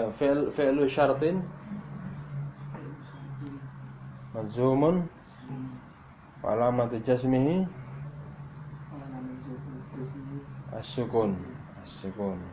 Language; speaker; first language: Arabic; non-native, fluent; Indonesian